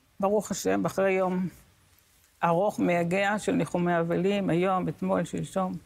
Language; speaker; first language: Hebrew; native; Hebrew